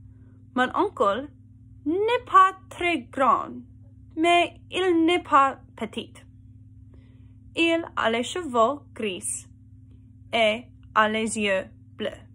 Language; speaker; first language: French; non-native, learner; English